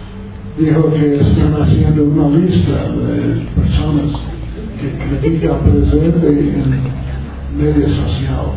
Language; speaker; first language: Spanish; non-native, learner; English